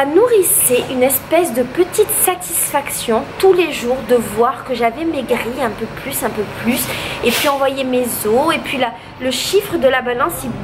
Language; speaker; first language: French; native; French